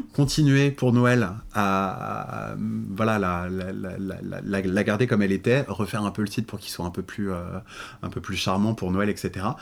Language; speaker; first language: French; native; French